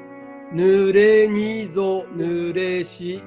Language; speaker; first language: Japanese; native; Japanese